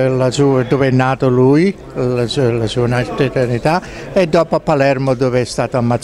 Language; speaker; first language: Italian; early bilingual, heritage; English